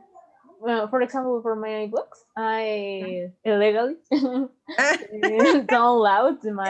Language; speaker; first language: English; non-native, learner; Spanish